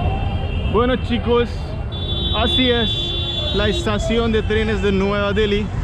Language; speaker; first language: Spanish; non-native, learner; Hindi